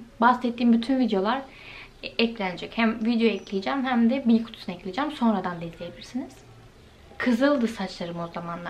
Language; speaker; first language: Turkish; native; Turkish